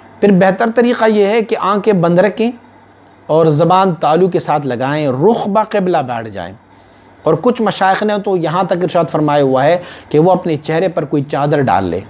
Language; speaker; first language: Urdu; non-native, local second language; Pashto